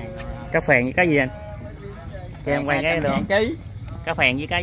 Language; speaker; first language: Vietnamese; native; Vietnamese